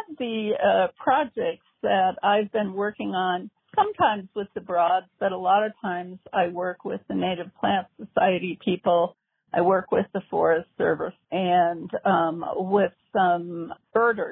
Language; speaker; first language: English; native; English